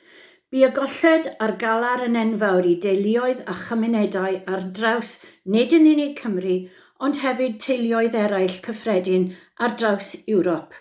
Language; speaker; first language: Welsh; native; Welsh